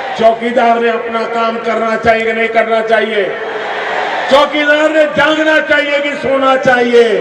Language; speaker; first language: Hindi; non-native, local second language; Gujarati